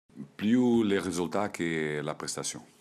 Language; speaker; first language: French; non-native, learner; Portuguese